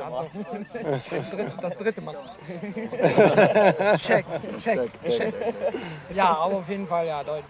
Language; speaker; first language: German; non-native, fluent; Italian